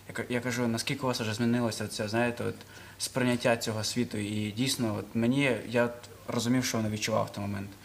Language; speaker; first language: Ukrainian; non-native, local second language; Russian